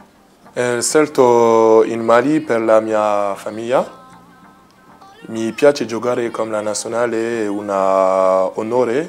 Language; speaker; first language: Italian; non-native, learner; French